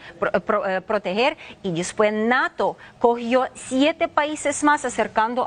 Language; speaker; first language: Spanish; non-native, fluent; Ukrainian